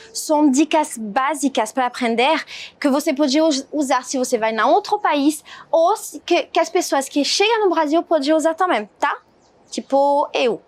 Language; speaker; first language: Portuguese; non-native, fluent; French